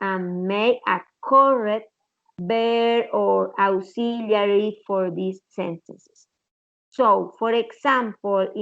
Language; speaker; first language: English; non-native, learner; Spanish